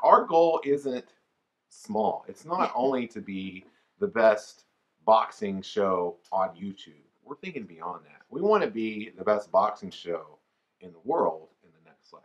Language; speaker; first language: English; native; English